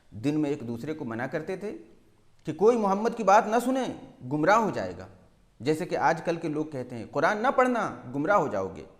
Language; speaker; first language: Urdu; native; Urdu